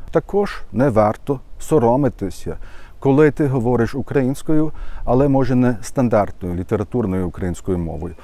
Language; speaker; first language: Ukrainian; non-native, fluent; German